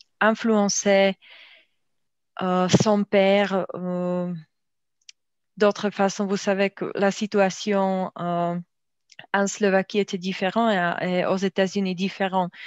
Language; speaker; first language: French; non-native, learner; Slovak